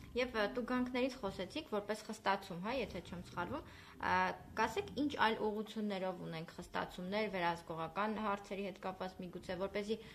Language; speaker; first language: Armenian; native; Armenian